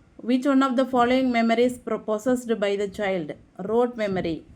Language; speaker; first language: English; non-native, local second language; Tamil